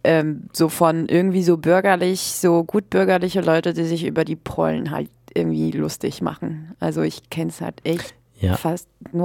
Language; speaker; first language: German; native; German